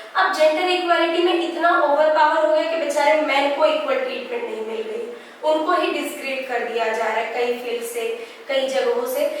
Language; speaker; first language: Hindi; native; Hindi